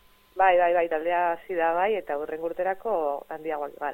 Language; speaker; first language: Basque; non-native, local second language; Spanish